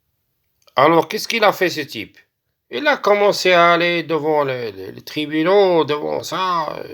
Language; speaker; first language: French; non-native, local second language; Arabic